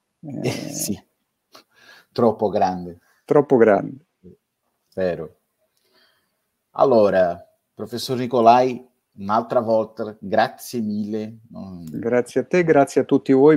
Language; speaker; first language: Italian; non-native, fluent; Portuguese